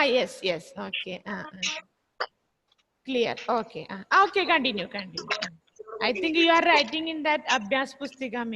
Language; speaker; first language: English; non-native, fluent; Malayalam